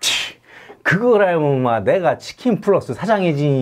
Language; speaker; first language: Korean; native; Korean